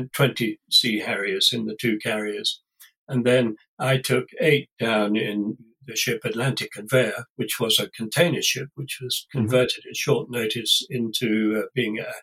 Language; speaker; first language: English; native; English